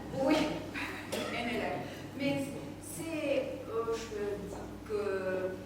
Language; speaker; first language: French; non-native, fluent; Spanish